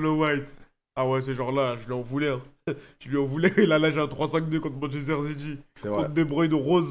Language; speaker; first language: French; native; French